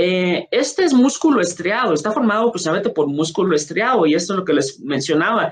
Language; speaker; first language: Spanish; native; Spanish